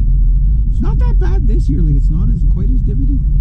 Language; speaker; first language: English; native; English